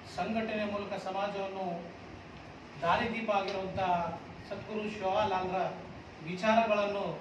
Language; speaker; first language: Kannada; non-native, local second language; Lambadi